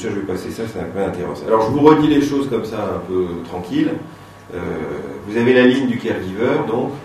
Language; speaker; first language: French; native; French